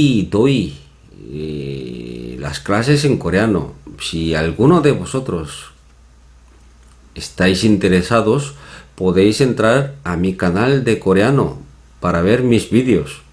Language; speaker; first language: Spanish; non-native, fluent; Korean